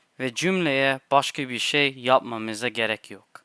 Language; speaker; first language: Turkish; non-native, fluent; English